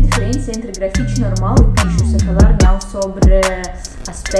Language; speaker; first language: Portuguese; non-native, learner; Russian